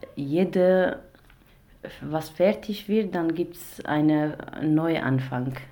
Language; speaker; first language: German; non-native, learner; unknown